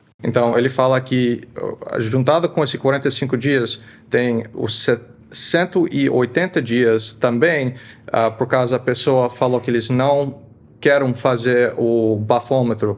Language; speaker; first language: Portuguese; early bilingual, heritage; Portuguese